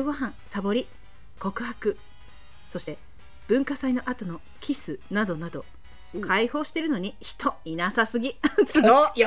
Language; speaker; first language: Japanese; native; Japanese